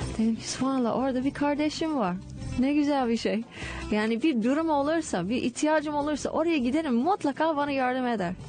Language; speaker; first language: Turkish; non-native, fluent; English